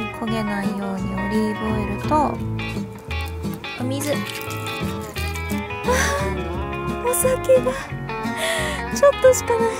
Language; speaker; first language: Japanese; native; Japanese